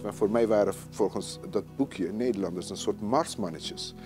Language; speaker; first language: Dutch; non-native, fluent; Persian